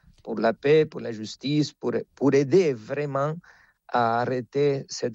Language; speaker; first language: French; non-native, fluent; Spanish